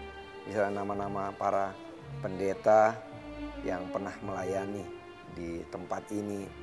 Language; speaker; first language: Indonesian; native; Indonesian